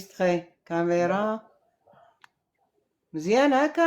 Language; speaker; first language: Arabic; native; Arabic